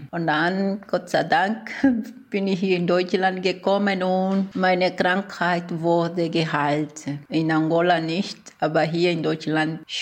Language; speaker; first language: German; non-native, fluent; Portuguese